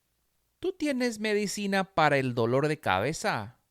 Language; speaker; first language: Spanish; non-native, fluent; English